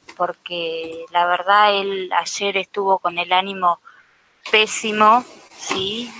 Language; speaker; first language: Spanish; native; Spanish